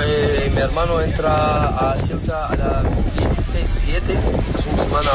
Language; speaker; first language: Spanish; non-native, learner; Arabic